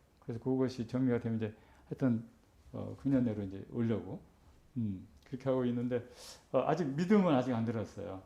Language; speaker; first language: Korean; native; Korean